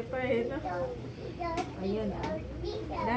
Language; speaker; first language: Filipino; native; Filipino